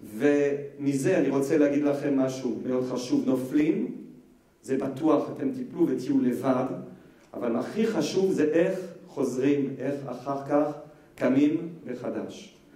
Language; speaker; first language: Hebrew; non-native, fluent; French